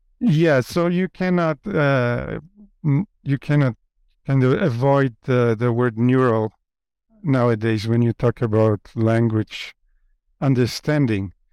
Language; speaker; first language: English; non-native, fluent; Polish